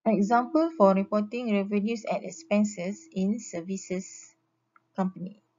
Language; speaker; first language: English; non-native, local second language; Malay